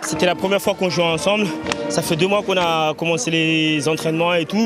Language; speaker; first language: French; non-native, local second language; Comorian